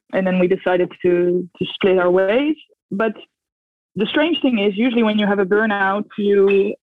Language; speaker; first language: English; non-native, fluent; Dutch